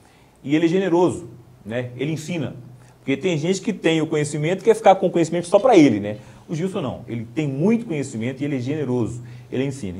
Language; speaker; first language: Portuguese; native; Portuguese